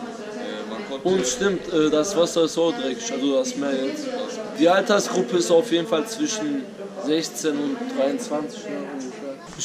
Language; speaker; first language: German; early bilingual, other home language; Turkish